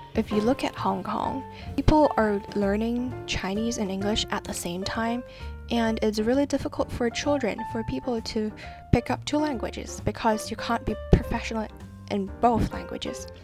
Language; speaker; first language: English; non-native, local second language; Cantonese